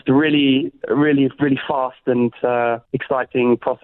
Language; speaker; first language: English; native; English